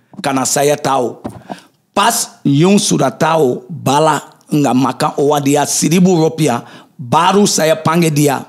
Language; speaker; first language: Indonesian; non-native, fluent; English